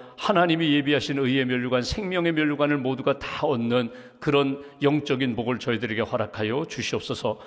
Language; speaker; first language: Korean; native; Korean